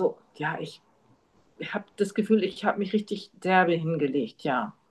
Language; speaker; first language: German; native; German